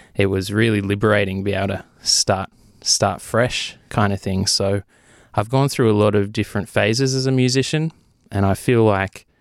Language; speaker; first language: English; native; English